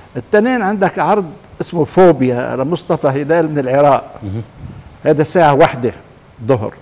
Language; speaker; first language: Arabic; native; Arabic